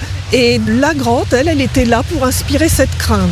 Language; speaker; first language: French; native; French